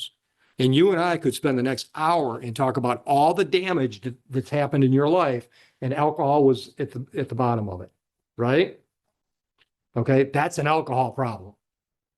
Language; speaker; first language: English; native; English